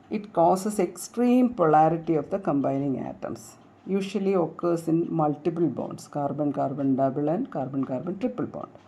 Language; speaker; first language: English; non-native, local second language; Malayalam